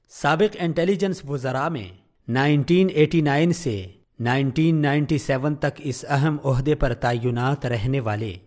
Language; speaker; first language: Urdu; native; Urdu